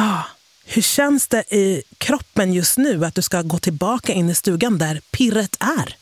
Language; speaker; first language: Swedish; native; Swedish